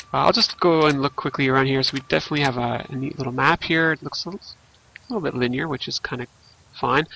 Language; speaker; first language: English; native; English